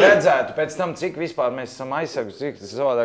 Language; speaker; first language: Latvian; native; Latvian